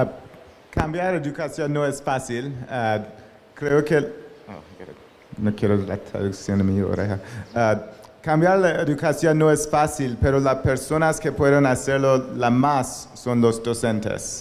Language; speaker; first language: Spanish; non-native, learner; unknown